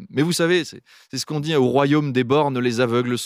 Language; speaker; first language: French; native; French